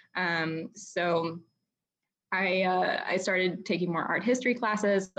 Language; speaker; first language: English; native; English